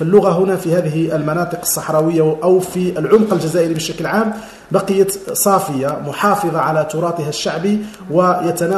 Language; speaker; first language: Arabic; native; Arabic